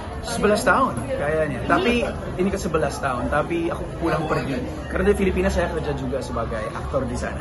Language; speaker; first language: Indonesian; non-native, fluent; Filipino